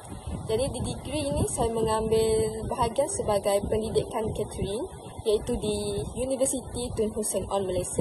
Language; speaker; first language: Malay; native; Malay